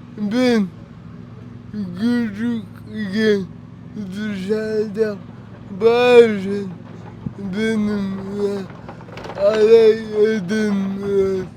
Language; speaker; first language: Turkish; early bilingual, heritage; Turkish